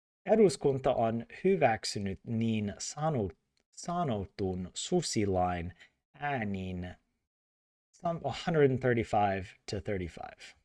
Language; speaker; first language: Finnish; non-native, learner; English